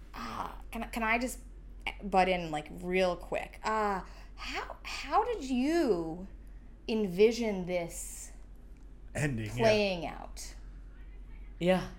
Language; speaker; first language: English; native; English